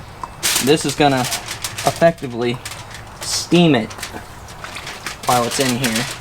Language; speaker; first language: English; native; English